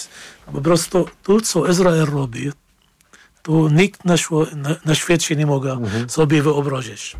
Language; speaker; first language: Polish; non-native, fluent; Arabic